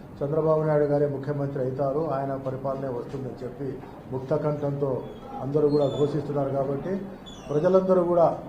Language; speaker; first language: Telugu; native; Telugu